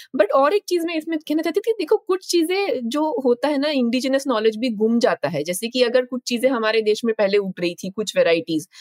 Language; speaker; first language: Hindi; native; Hindi